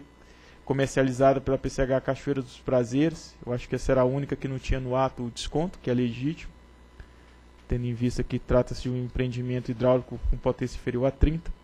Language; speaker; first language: Portuguese; native; Portuguese